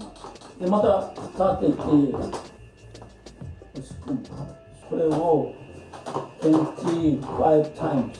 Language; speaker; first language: Japanese; native; Japanese